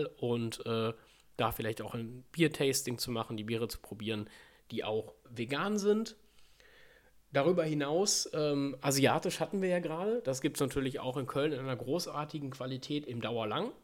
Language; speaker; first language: German; native; German